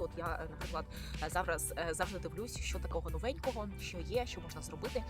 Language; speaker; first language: Ukrainian; non-native, local second language; Russian